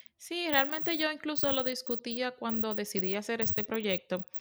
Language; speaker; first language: Spanish; native; Spanish